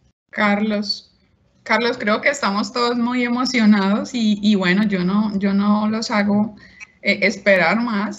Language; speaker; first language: Spanish; native; Spanish